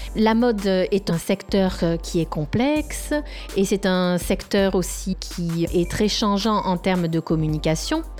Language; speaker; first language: French; native; French